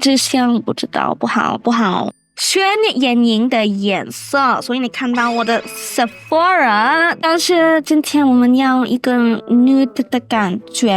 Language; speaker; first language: Chinese; non-native, learner; English